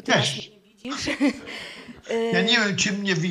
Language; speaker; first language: Polish; non-native, fluent; German